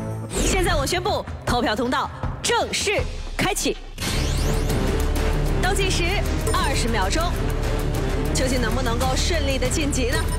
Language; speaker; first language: Chinese; native; Chinese